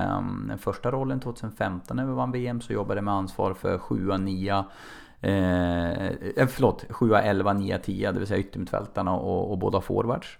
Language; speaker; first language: Swedish; native; Swedish